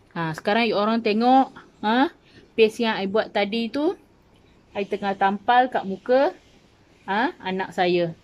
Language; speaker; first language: Malay; non-native, local second language; Tamil